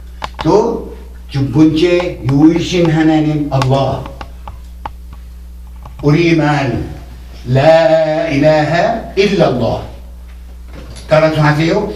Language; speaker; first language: Korean; non-native, learner; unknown